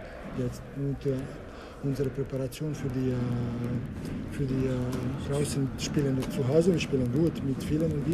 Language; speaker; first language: German; non-native, learner; English